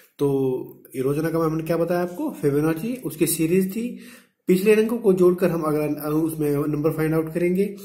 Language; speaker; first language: Hindi; native; Hindi